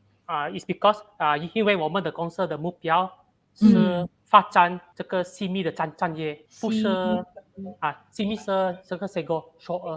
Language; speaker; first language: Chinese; non-native, local second language; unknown